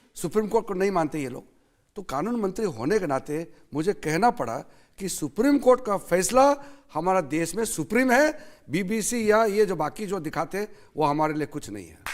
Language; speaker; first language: Hindi; non-native, local second language; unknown